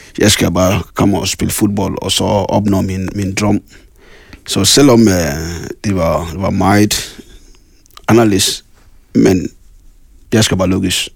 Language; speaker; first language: Danish; non-native, fluent; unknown